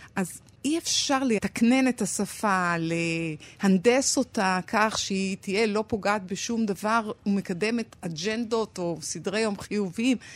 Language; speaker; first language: Hebrew; native; Hebrew